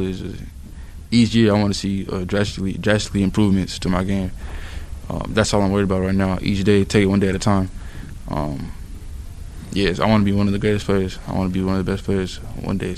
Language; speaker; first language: English; native; English